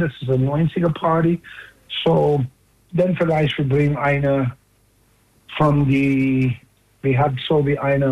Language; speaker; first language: German; non-native, learner; English